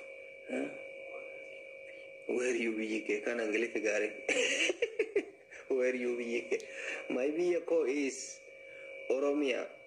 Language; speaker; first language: English; non-native, learner; Oromo